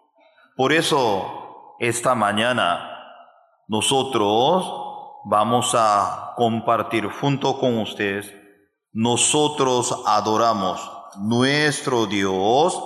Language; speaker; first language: Spanish; non-native, fluent; Korean